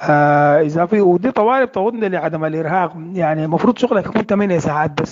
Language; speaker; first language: Arabic; native; Arabic